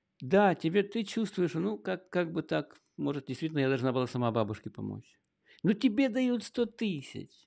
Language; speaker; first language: Russian; native; Russian